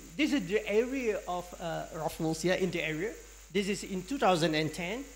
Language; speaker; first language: English; non-native, local second language; Malay